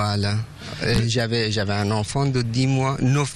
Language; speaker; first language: French; non-native, fluent; Persian